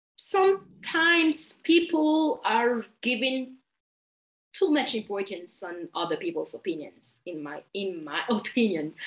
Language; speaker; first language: English; non-native, fluent; Malagasy